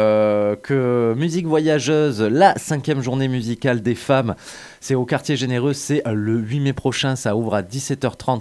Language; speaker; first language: French; native; French